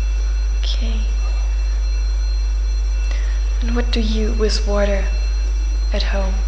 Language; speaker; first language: English; non-native, fluent; German